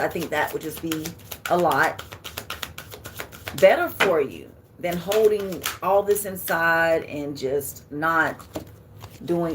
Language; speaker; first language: English; native; English